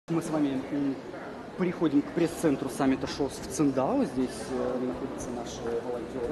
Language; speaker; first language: Russian; native; Russian